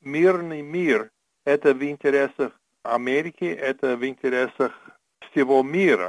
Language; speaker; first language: Russian; non-native, fluent; English